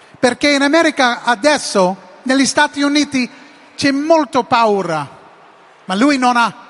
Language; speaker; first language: Italian; non-native, learner; English